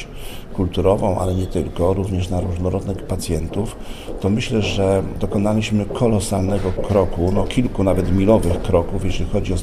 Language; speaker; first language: Polish; native; Polish